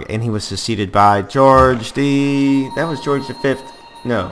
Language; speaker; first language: English; native; English